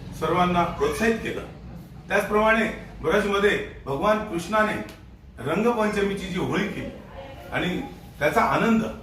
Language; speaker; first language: Marathi; non-native, local second language; Marwari